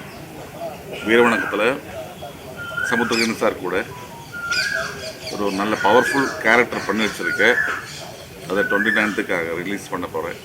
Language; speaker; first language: Tamil; non-native, learner; Malayalam